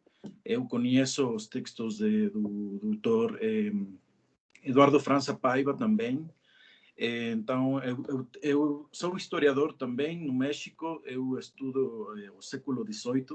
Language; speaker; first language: Portuguese; non-native, learner; Spanish